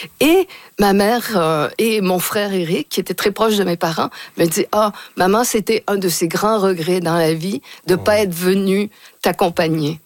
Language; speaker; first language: French; native; French